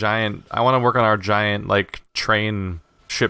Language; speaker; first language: English; native; English